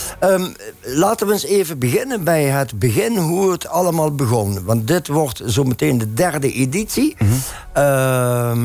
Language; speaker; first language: Dutch; native; Dutch